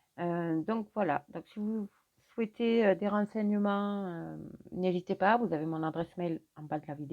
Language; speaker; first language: French; native; French